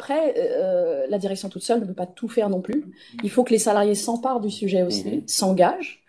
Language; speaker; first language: French; native; French